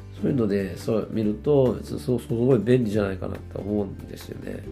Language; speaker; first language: Japanese; native; Japanese